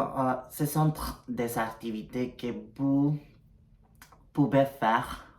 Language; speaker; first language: French; non-native, learner; Spanish